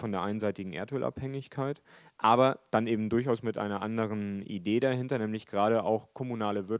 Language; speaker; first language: German; native; German